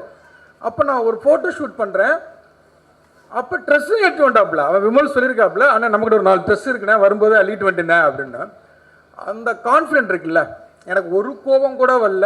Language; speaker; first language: Tamil; native; Tamil